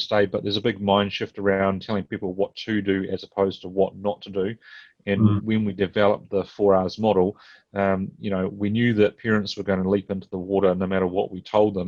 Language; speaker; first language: English; native; English